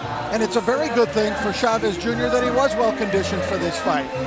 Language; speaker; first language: English; native; English